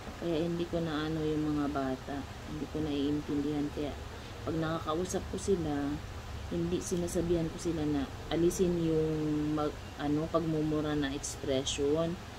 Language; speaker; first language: Filipino; non-native, local second language; Cebuano